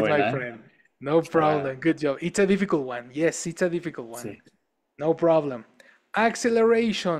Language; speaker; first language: English; non-native, fluent; Spanish